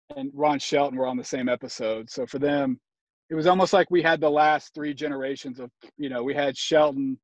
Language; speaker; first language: English; native; English